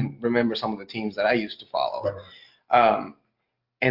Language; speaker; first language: English; non-native, fluent; Spanish